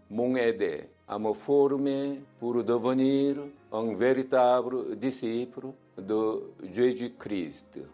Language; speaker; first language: French; non-native, fluent; Korean